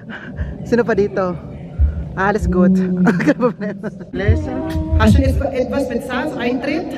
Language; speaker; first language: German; non-native, learner; Filipino